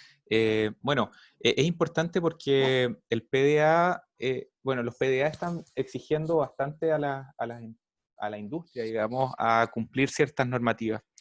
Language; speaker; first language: Spanish; native; Spanish